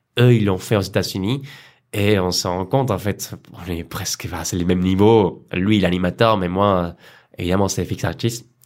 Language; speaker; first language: French; non-native, fluent; Spanish